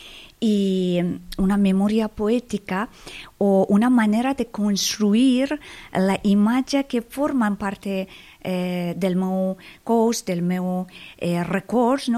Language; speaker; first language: Catalan; non-native, fluent; Persian